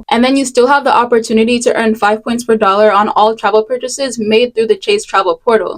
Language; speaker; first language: English; native; English